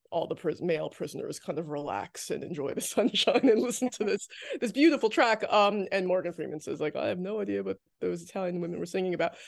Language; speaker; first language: English; native; English